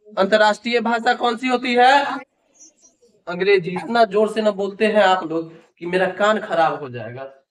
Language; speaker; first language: Hindi; native; Hindi